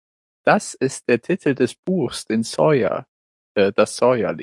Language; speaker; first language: German; native; German